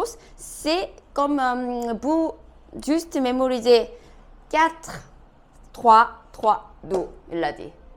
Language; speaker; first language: French; non-native, fluent; Korean